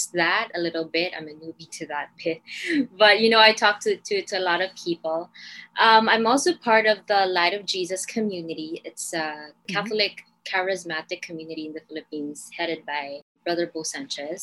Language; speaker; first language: English; non-native, local second language; Filipino